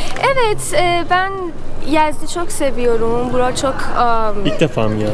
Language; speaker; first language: Turkish; non-native, learner; Persian